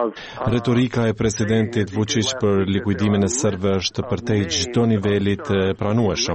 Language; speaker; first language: Albanian; native; Albanian